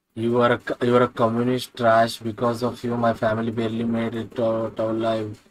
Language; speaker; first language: English; non-native, local second language; Kannada